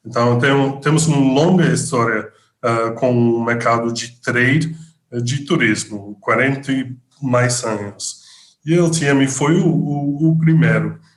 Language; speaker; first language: Portuguese; non-native, fluent; English